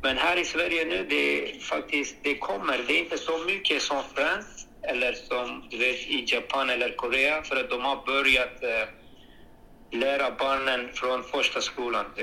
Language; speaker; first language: Swedish; non-native, fluent; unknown